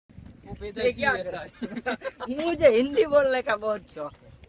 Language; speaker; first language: Hindi; non-native, local second language; Gujarati